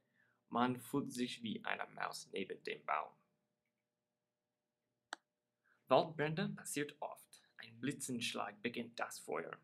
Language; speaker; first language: German; non-native, learner; English